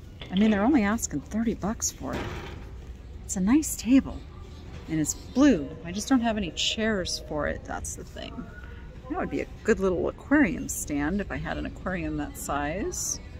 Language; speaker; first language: English; native; English